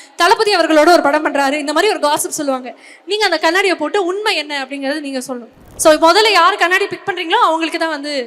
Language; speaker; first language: Tamil; native; Tamil